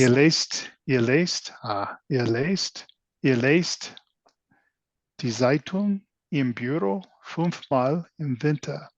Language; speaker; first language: German; non-native, learner; English